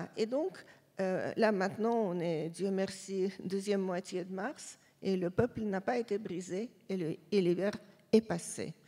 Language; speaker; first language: French; non-native, fluent; Russian